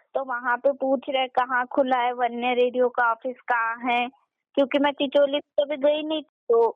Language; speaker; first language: Hindi; native; Hindi